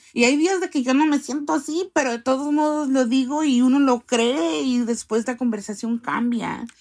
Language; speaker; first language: Spanish; early bilingual, heritage; Spanish